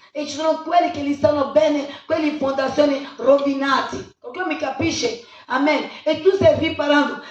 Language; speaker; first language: Italian; non-native, fluent; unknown